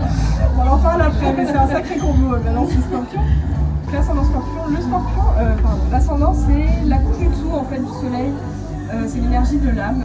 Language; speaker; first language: French; native; French